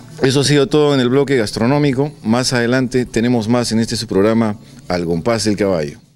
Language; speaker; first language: Spanish; native; Spanish